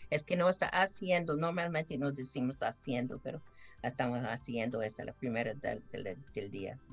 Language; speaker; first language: Spanish; non-native, fluent; English